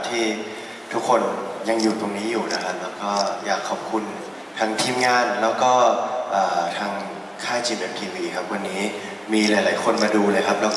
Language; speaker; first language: Thai; native; Thai